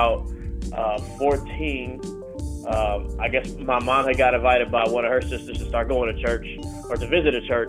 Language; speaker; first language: English; native; English